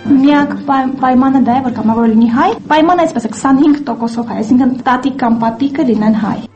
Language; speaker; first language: Armenian; native; Armenian